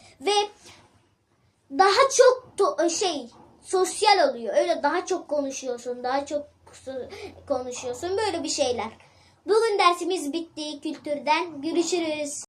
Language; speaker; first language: Turkish; early bilingual, other home language; Arabic